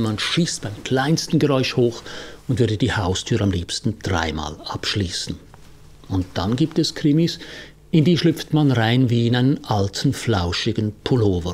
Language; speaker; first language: German; native; German